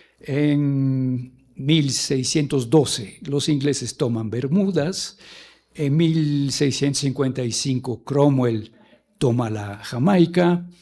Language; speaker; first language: Spanish; non-native, fluent; French